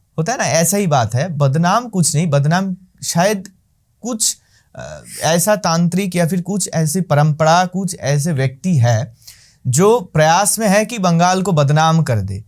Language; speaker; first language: Hindi; non-native, local second language; Bangla